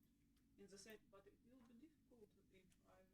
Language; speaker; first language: English; non-native, learner; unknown